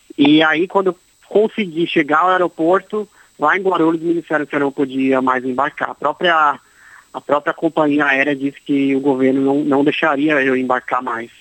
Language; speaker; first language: Portuguese; native; Portuguese